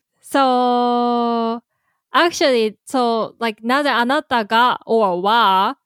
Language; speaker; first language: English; non-native, fluent; Japanese